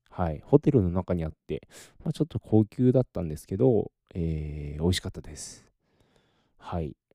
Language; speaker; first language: Japanese; native; Japanese